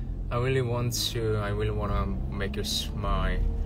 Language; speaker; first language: English; non-native, learner; Korean